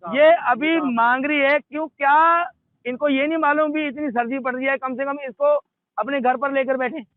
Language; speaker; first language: Hindi; non-native, local second language; Punjabi